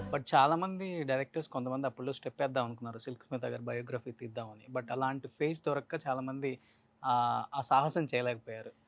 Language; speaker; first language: Telugu; native; Telugu